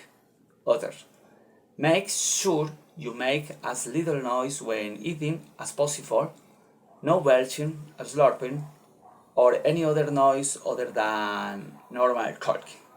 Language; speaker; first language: English; non-native, learner; Spanish